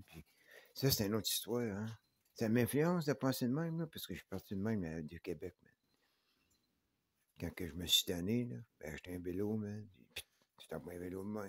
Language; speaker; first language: French; native; French